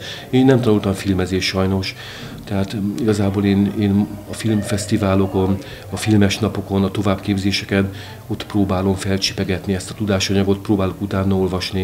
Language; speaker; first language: Hungarian; native; Hungarian